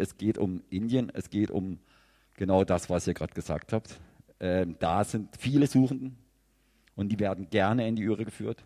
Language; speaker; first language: German; native; German